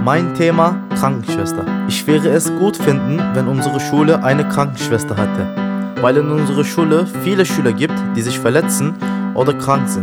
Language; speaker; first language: German; non-native, local second language; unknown